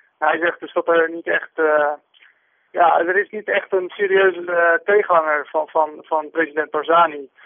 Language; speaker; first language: Dutch; native; Dutch